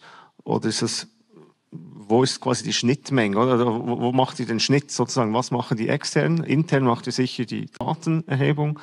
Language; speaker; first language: German; native; German